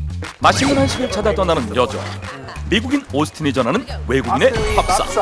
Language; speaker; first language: Korean; native; Korean